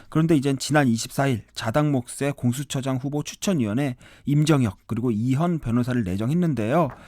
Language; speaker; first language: Korean; native; Korean